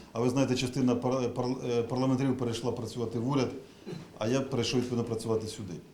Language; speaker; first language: Ukrainian; native; Ukrainian